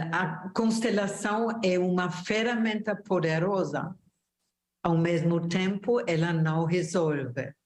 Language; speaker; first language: Portuguese; non-native, fluent; German